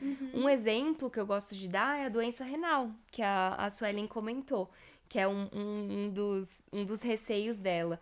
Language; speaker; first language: Portuguese; native; Portuguese